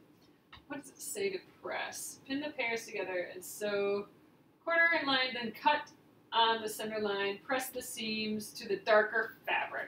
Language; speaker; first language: English; native; English